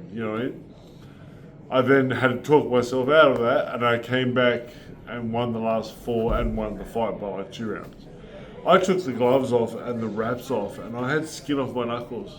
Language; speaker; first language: English; native; English